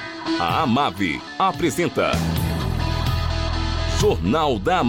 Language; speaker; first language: Portuguese; native; Portuguese